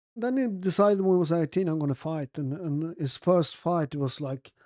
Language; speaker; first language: English; non-native, fluent; Italian